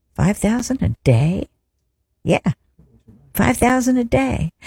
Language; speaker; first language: English; early bilingual, other home language; French